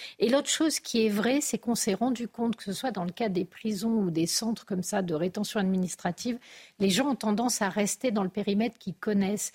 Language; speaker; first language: French; native; French